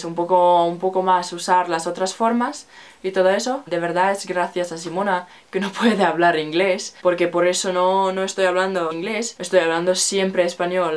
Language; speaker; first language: Spanish; non-native, learner; Finnish